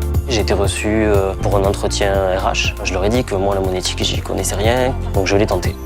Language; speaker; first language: French; native; French